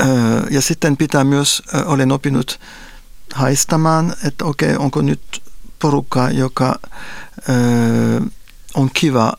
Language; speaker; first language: Finnish; non-native, fluent; French